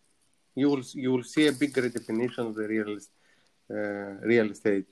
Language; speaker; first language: English; non-native, fluent; Greek